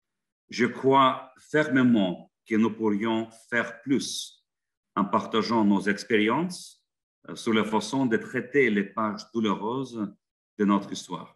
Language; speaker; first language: French; non-native, fluent; Lithuanian